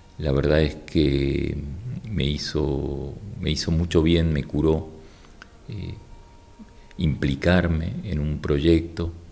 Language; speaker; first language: Spanish; native; Spanish